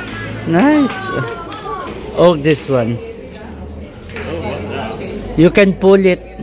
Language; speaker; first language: English; non-native, learner; Filipino